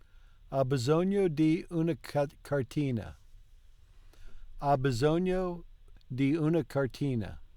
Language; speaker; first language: Italian; non-native, learner; English